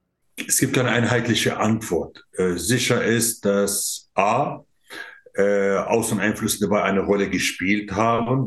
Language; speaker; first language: German; non-native, fluent; Arabic